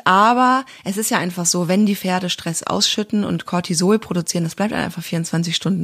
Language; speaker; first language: German; native; German